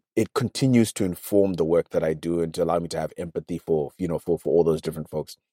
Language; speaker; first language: English; non-native, local second language; Shona